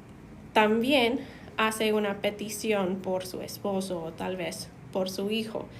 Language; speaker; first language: Spanish; non-native, fluent; English